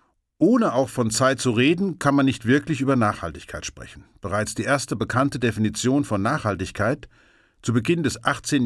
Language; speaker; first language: German; native; German